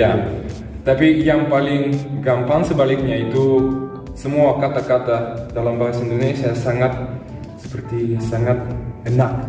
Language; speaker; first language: Indonesian; non-native, fluent; Russian